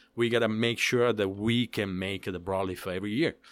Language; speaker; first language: English; non-native, fluent; Italian